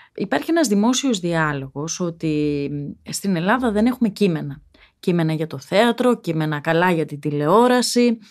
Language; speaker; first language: Greek; native; Greek